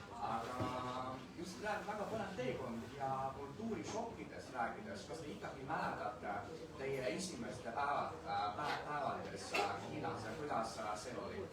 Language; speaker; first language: Estonian; non-native, fluent; Chinese